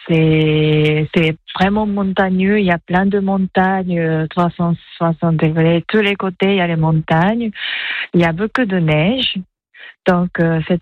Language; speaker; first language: French; non-native, fluent; Japanese